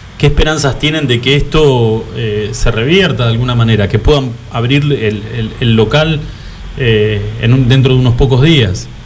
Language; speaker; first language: Spanish; native; Spanish